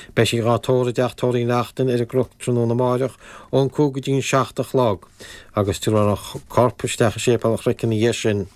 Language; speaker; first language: Irish; native; Irish